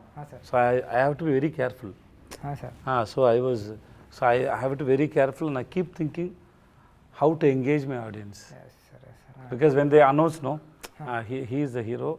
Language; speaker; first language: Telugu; non-native, local second language; Tamil